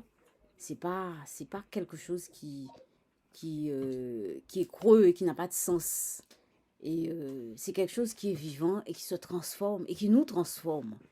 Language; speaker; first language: French; native; French